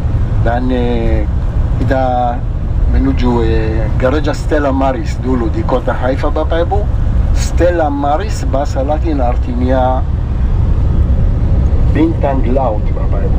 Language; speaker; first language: Indonesian; non-native, fluent; Hebrew